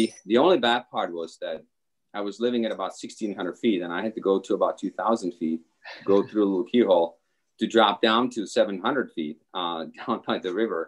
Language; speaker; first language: English; non-native, fluent; Czech